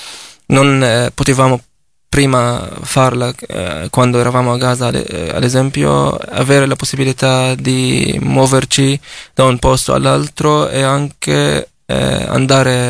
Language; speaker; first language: Italian; non-native, fluent; Arabic